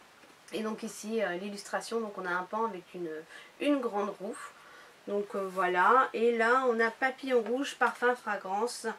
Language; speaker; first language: French; native; French